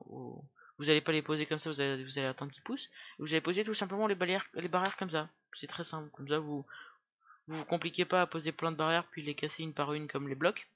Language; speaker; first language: French; native; French